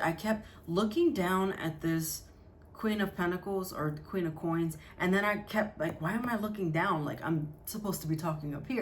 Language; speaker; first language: English; native; English